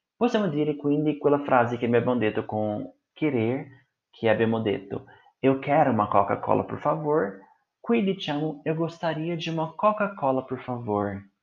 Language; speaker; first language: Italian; non-native, fluent; Portuguese